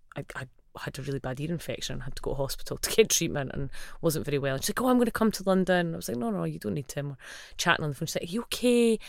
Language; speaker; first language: English; native; English